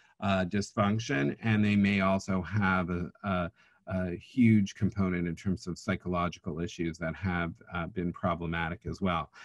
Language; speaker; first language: English; native; English